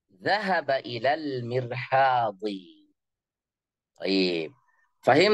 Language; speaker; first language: Arabic; non-native, fluent; Indonesian